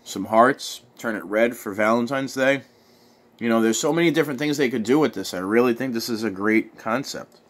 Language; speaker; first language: English; native; English